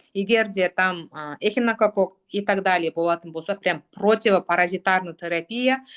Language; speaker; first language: Russian; non-native, local second language; Kazakh